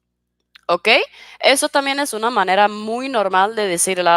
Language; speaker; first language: Spanish; non-native, fluent; Swedish